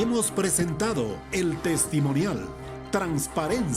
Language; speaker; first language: Spanish; native; Spanish